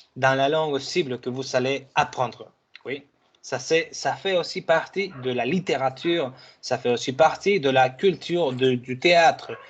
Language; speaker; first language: French; non-native, fluent; Spanish